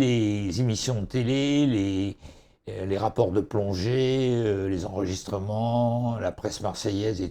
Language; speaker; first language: French; native; French